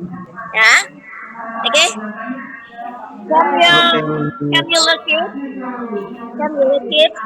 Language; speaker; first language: English; non-native, learner; Indonesian